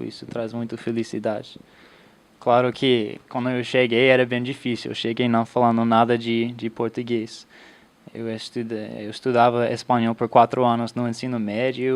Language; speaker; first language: Portuguese; non-native, fluent; English